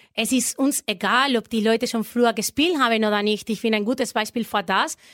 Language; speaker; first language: German; non-native, learner; Spanish